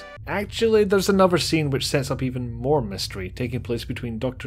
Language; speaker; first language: English; native; English